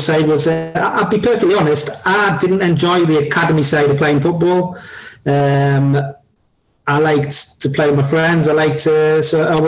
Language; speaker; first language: English; native; English